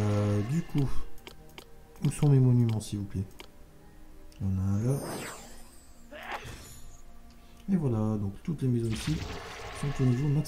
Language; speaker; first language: French; native; French